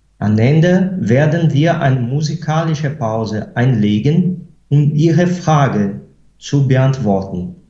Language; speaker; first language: German; non-native, fluent; Portuguese